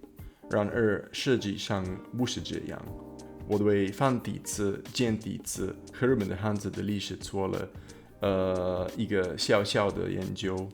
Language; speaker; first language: Chinese; non-native, fluent; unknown